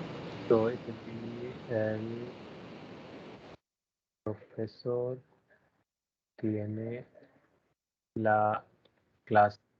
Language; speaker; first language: Spanish; non-native, learner; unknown